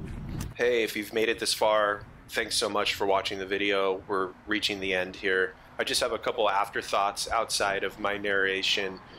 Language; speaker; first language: English; native; English